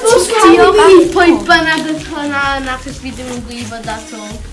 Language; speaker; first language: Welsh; non-native, local second language; English